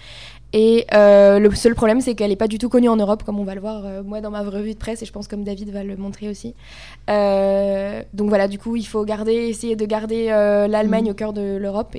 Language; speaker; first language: French; native; French